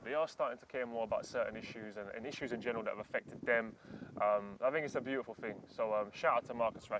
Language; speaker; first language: English; early bilingual, other home language; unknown